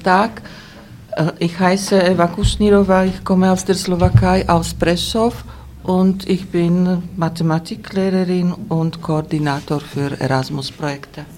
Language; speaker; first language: German; non-native, fluent; Slovak